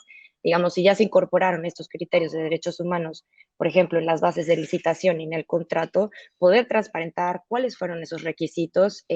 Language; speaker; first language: Spanish; native; Spanish